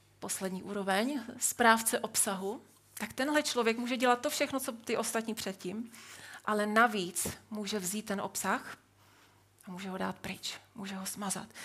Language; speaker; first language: Czech; native; Czech